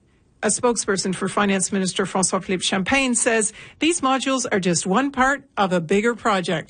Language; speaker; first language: English; native; English